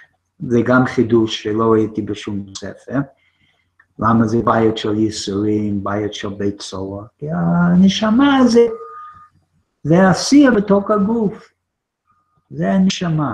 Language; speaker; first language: Hebrew; non-native, fluent; English